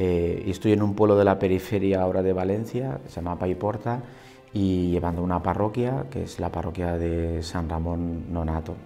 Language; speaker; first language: Spanish; native; Spanish